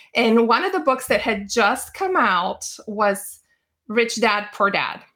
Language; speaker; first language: English; non-native, fluent; Bulgarian